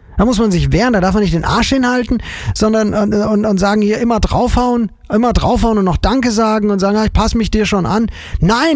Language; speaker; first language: German; native; German